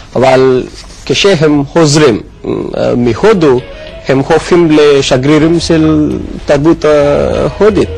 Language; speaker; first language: Hebrew; non-native, learner; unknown